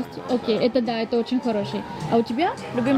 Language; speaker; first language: Russian; non-native, learner; Bulgarian